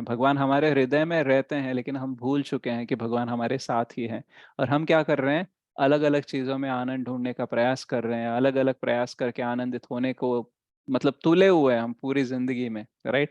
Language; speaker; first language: Hindi; native; Hindi